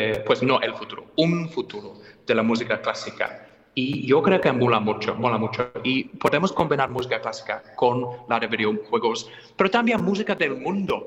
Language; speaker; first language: Spanish; non-native, fluent; English